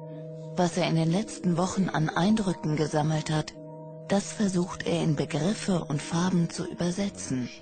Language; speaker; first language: German; native; German